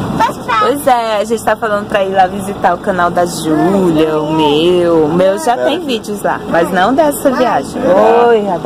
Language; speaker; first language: Portuguese; native; Portuguese